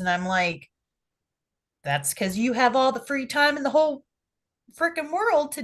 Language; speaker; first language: English; native; English